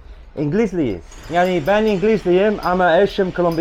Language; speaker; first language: Turkish; non-native, learner; English